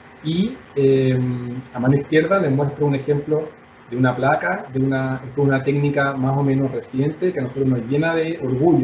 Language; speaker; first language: Spanish; native; Spanish